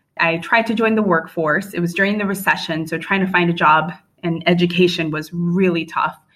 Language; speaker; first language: English; native; English